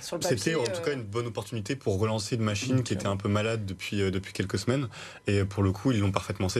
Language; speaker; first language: French; native; French